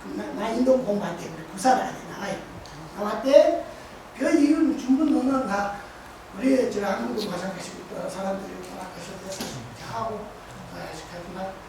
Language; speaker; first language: Korean; non-native, learner; Tibetan